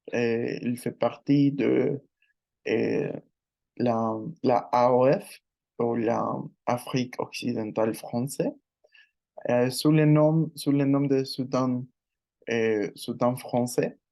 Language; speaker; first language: French; non-native, learner; Spanish